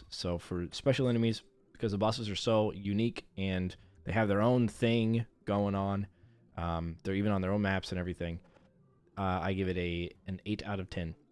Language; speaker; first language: English; native; English